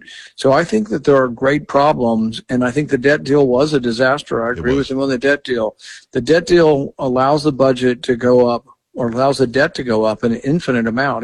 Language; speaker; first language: English; native; English